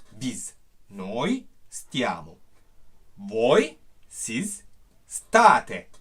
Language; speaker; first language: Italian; non-native, fluent; Turkish